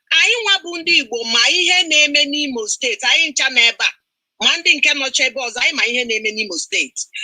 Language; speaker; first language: Igbo; non-native, local second language; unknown